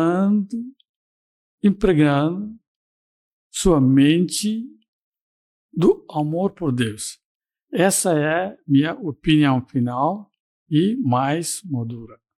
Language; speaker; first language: Portuguese; non-native, fluent; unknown